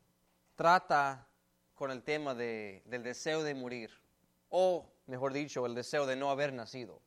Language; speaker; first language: Spanish; native; Spanish